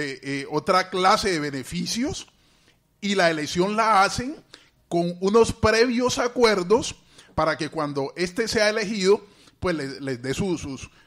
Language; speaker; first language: Spanish; native; Spanish